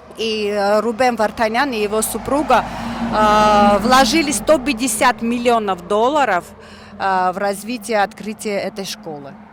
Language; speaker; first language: Russian; non-native, local second language; Armenian